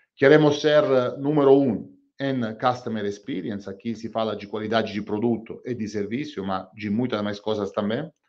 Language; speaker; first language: Portuguese; non-native, fluent; Italian